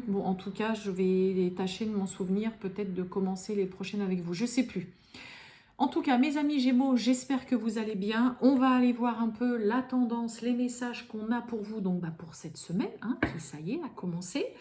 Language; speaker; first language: French; native; French